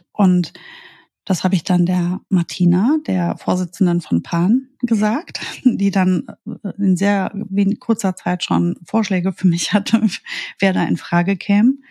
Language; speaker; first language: German; native; German